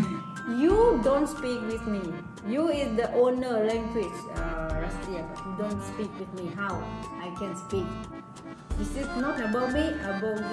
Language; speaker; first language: English; non-native, learner; Thai